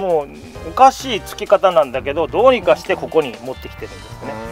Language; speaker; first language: Japanese; native; Japanese